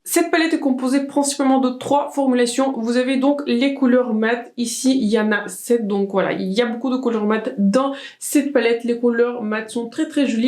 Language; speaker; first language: French; native; French